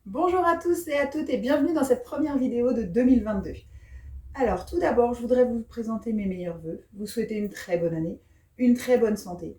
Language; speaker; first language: French; native; French